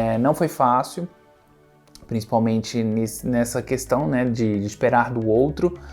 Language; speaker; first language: Portuguese; native; Portuguese